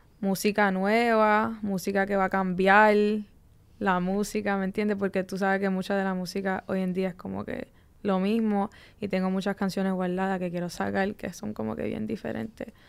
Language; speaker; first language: Spanish; early bilingual, heritage; Spanish